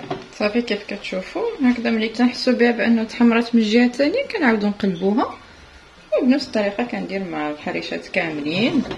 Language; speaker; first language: Arabic; native; Arabic